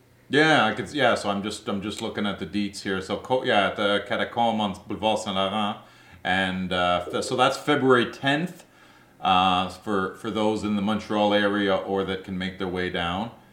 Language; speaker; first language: English; early bilingual, other home language; French